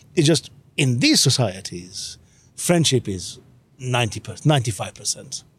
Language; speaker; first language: English; non-native, fluent; Hungarian